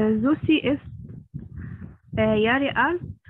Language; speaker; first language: German; non-native, learner; Arabic